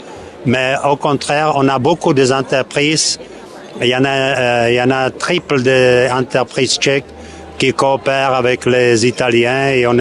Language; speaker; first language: French; non-native, learner; Czech